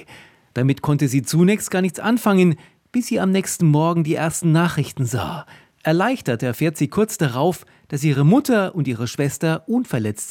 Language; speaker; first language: German; native; German